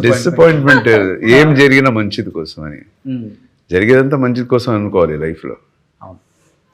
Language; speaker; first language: Telugu; native; Telugu